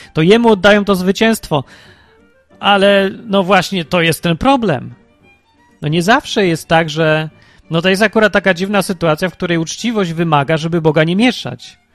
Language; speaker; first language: Polish; early bilingual, heritage; Polish